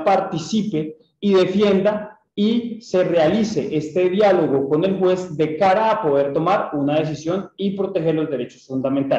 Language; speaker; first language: Spanish; native; Spanish